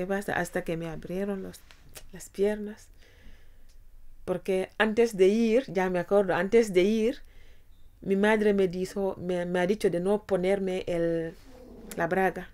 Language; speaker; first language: Spanish; non-native, fluent; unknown